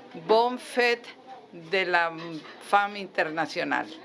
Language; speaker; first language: French; non-native, learner; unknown